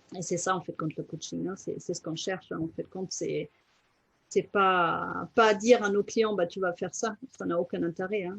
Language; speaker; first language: French; non-native, fluent; German